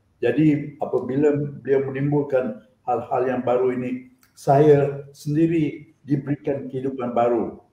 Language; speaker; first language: Malay; native; Malay